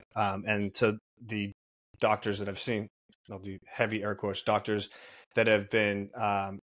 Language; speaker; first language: English; native; English